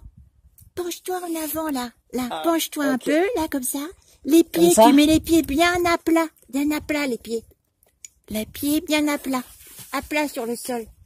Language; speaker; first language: French; native; French